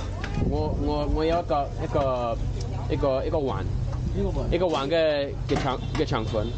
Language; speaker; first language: Cantonese; non-native, learner; English